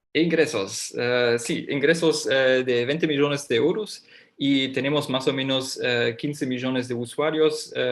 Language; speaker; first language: Spanish; non-native, fluent; German